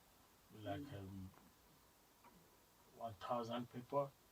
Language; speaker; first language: English; non-native, learner; French